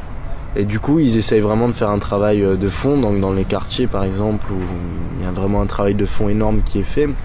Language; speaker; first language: French; native; French